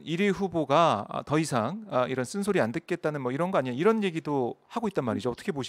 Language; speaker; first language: Korean; native; Korean